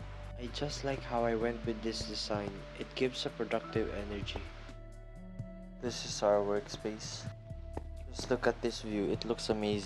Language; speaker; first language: English; non-native, local second language; Filipino